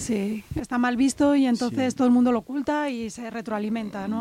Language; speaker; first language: Spanish; native; Spanish